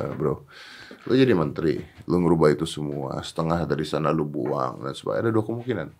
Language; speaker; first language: Indonesian; native; Indonesian